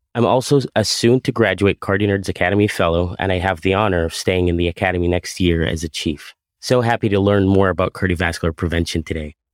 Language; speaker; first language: English; non-native, fluent; Arabic